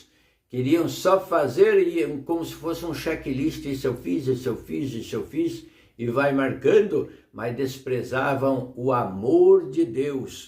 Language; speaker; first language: Portuguese; native; Portuguese